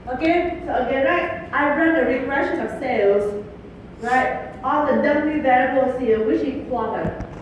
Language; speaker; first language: English; non-native, fluent; Vietnamese